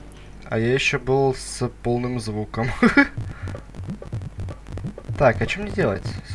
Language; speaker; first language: Russian; native; Russian